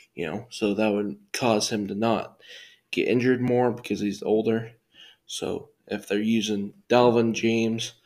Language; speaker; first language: English; native; English